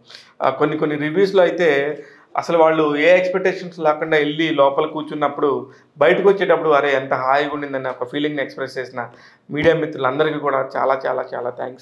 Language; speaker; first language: Telugu; native; Telugu